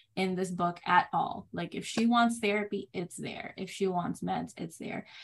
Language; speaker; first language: English; non-native, fluent; Spanish